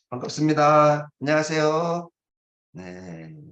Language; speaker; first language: Korean; native; Korean